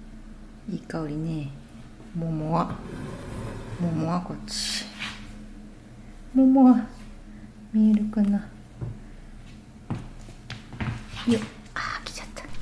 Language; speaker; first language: Japanese; native; Japanese